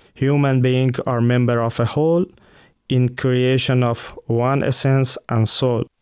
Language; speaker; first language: English; non-native, fluent; Persian